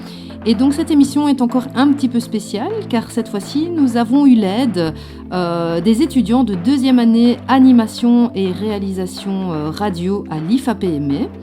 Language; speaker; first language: French; native; French